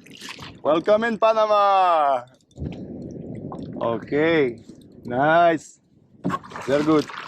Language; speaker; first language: English; non-native, learner; French